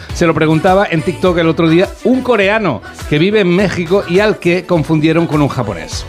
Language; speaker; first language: Spanish; native; Spanish